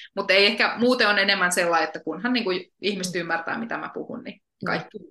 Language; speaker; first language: Finnish; native; Finnish